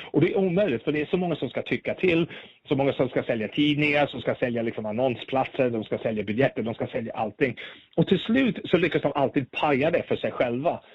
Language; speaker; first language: Swedish; native; Swedish